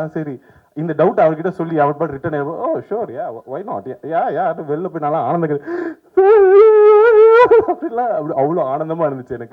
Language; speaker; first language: Tamil; native; Tamil